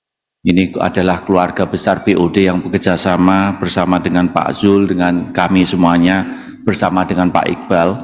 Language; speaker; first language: Indonesian; native; Indonesian